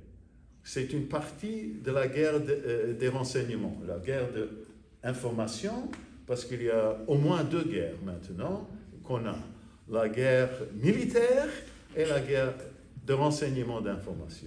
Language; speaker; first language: French; non-native, fluent; English